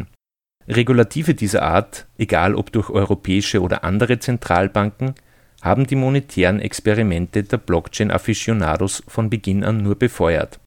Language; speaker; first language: German; native; German